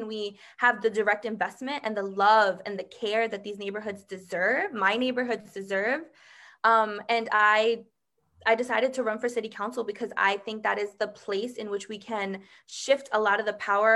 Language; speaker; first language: English; native; English